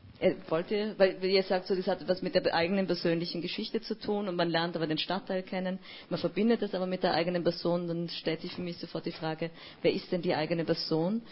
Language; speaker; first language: German; native; German